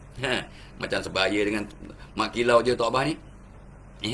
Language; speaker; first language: Malay; native; Malay